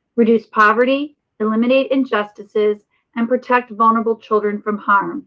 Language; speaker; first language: English; native; English